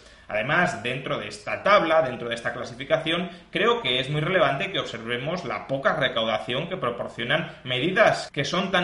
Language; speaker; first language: Spanish; native; Spanish